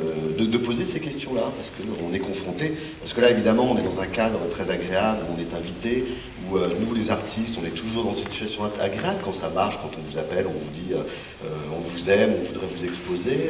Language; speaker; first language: French; native; French